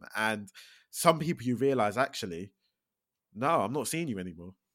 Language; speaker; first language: English; native; English